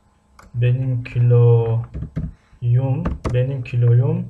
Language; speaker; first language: Turkish; non-native, fluent; Tajik